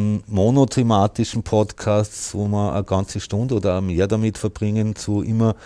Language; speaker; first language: German; native; German